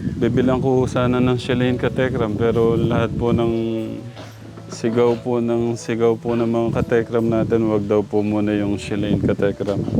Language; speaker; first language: Filipino; native; Filipino